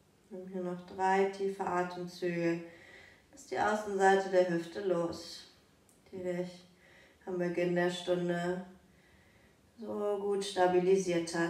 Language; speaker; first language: German; native; German